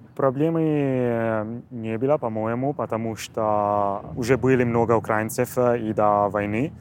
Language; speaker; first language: Russian; non-native, fluent; Italian